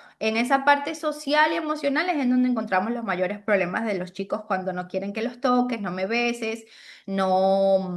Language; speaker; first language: Spanish; native; Spanish